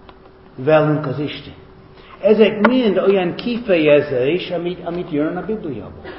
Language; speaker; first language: Hungarian; non-native, fluent; English